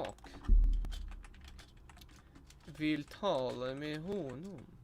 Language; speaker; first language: Swedish; non-native, learner; Russian